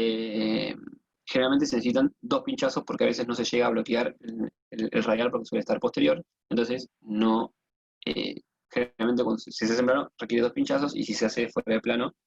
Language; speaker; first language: Spanish; native; Spanish